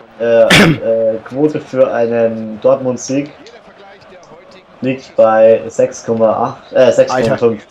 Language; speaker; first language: German; native; German